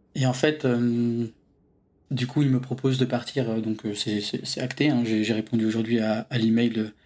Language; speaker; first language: French; native; French